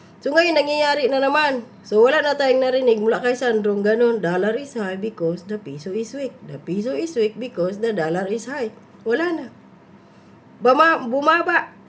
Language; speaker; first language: Filipino; native; Filipino